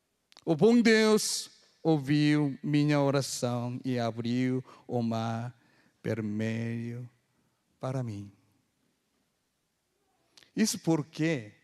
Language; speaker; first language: Portuguese; non-native, fluent; Korean